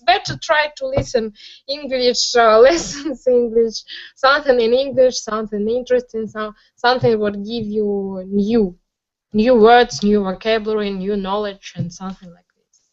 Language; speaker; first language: English; non-native, learner; Russian